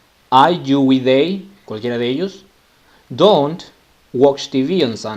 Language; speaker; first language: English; non-native, fluent; Spanish